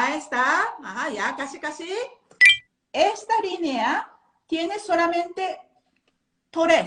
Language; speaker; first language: Spanish; non-native, learner; Japanese